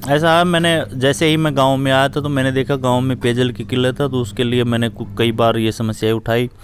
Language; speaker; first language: Hindi; native; Hindi